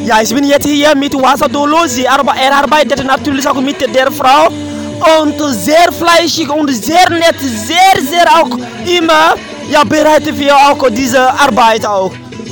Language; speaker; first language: German; non-native, learner; Bambara